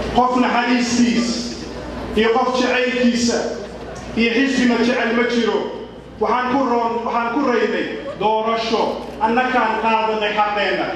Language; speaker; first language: Somali; early bilingual, heritage; Somali